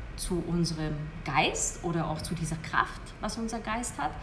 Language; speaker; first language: German; early bilingual, heritage; Hungarian